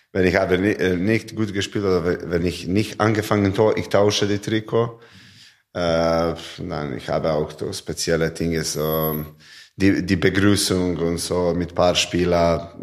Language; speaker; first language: German; non-native, learner; Serbian